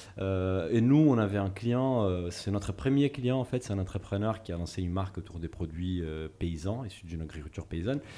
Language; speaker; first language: French; non-native, fluent; Portuguese